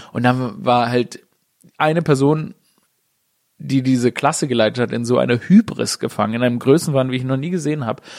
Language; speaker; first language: German; native; German